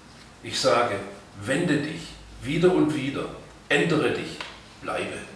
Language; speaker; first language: German; native; German